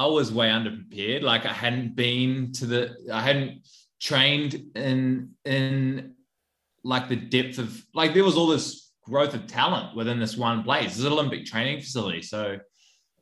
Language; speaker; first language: English; native; English